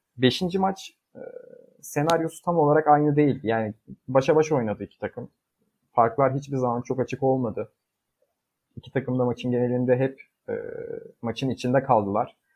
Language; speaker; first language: Turkish; native; Turkish